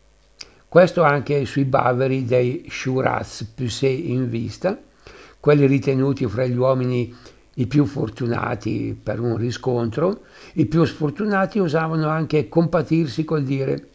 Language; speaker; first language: Italian; native; Italian